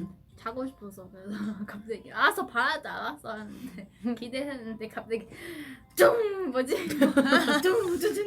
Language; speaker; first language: Korean; non-native, learner; Chinese